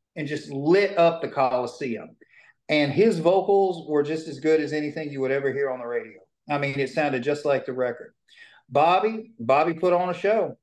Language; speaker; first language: English; native; English